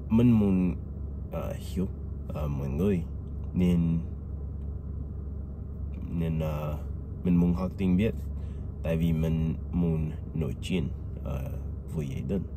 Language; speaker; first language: Vietnamese; non-native, learner; English